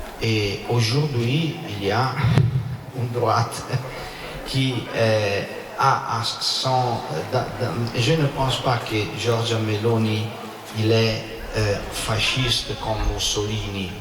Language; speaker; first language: French; non-native, learner; Italian